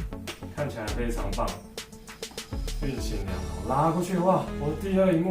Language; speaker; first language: Chinese; native; Chinese